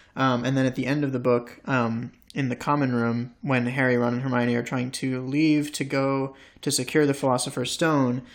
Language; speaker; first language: English; native; English